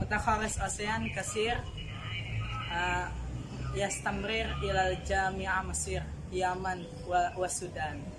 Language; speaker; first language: Arabic; non-native, learner; Indonesian